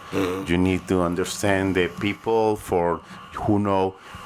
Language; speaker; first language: English; non-native, learner; Spanish